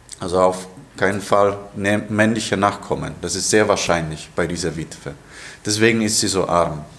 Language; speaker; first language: German; non-native, fluent; Polish